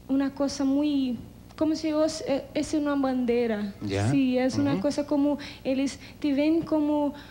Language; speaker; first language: Spanish; non-native, learner; Portuguese